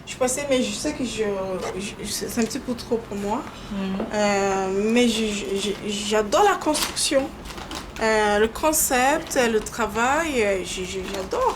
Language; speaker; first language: French; non-native, fluent; English